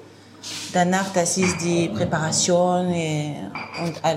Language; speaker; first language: German; non-native, learner; French